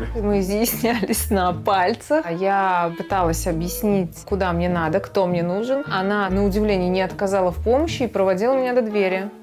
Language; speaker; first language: Russian; native; Russian